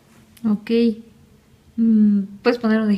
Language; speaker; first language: Spanish; native; Spanish